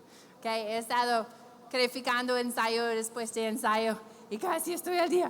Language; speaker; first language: Spanish; non-native, fluent; English